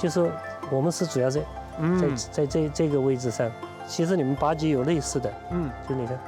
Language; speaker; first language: Chinese; native; Chinese